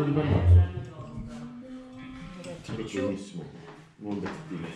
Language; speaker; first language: Italian; native; Italian